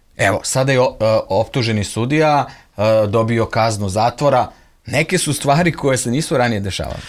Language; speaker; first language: Serbian; native; Serbian